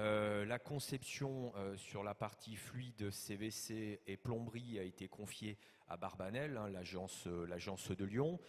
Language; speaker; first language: French; native; French